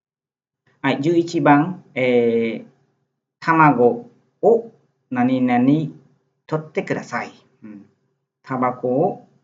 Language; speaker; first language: Japanese; non-native, fluent; Khmer